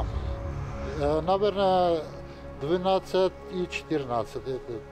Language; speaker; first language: Russian; non-native, local second language; Armenian